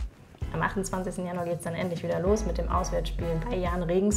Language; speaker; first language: German; native; German